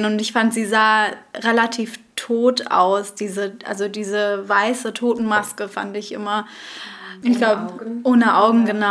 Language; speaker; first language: German; native; German